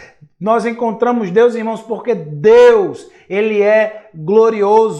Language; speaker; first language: Portuguese; native; Portuguese